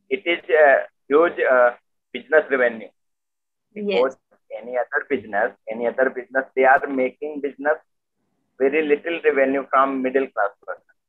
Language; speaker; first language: English; non-native, local second language; Hindi